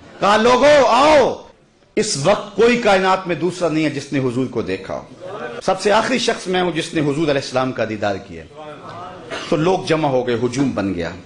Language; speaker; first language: Urdu; non-native, local second language; Punjabi